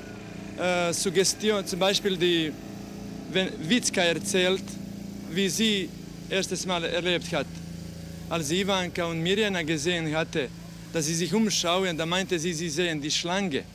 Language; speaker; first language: German; non-native, fluent; Croatian